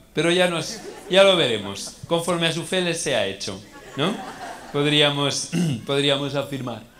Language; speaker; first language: Spanish; native; Spanish